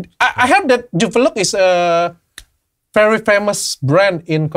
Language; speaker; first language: English; non-native, learner; Indonesian